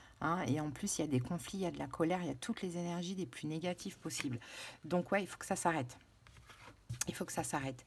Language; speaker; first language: French; native; French